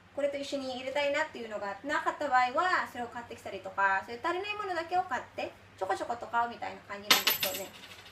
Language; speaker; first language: Japanese; non-native, fluent; Filipino